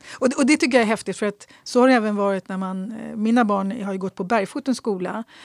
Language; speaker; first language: Swedish; native; Swedish